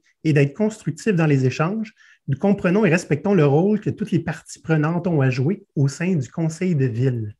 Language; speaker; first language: French; native; French